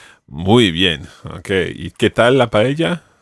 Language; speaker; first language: Spanish; non-native, fluent; English